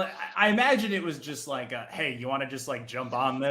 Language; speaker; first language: English; native; English